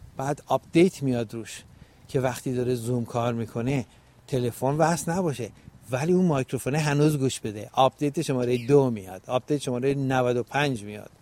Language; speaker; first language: Persian; native; Persian